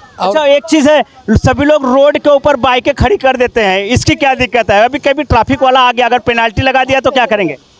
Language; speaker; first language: Hindi; native; Hindi